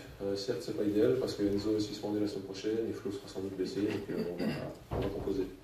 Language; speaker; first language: French; native; French